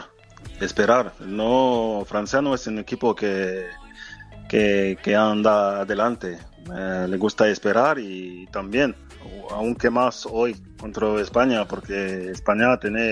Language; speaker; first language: Spanish; non-native, fluent; French